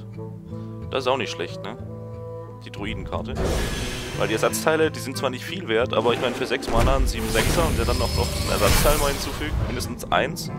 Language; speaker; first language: German; native; German